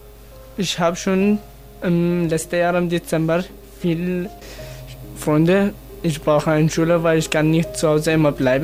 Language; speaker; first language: German; non-native, learner; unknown